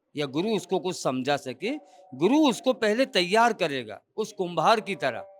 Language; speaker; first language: Urdu; non-native, local second language; Gujarati